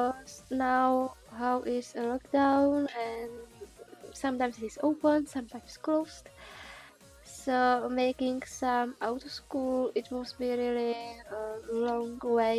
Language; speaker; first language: English; non-native, learner; Czech